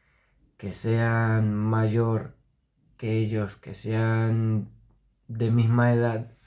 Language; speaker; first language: Spanish; non-native, fluent; Romanian